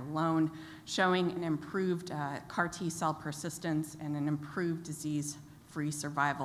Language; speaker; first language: English; native; English